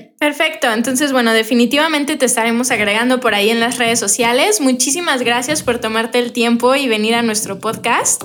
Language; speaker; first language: Spanish; native; Spanish